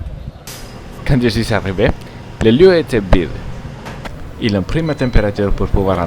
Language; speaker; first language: French; non-native, learner; Spanish